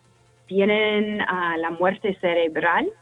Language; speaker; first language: Spanish; non-native, fluent; English